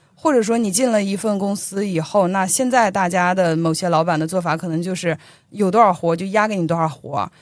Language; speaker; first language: Chinese; native; Chinese